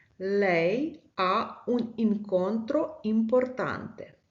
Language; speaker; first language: Italian; non-native, fluent; Ukrainian